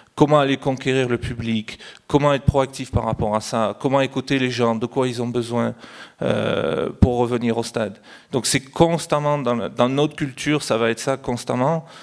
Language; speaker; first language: French; native; French